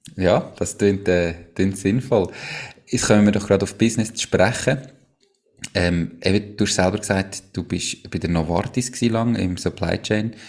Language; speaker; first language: German; native; German